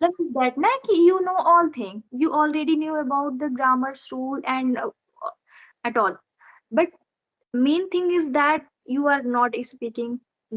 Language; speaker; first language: English; non-native, learner; Odia